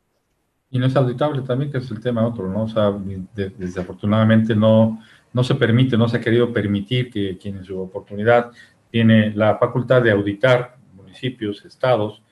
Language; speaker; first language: Spanish; native; Spanish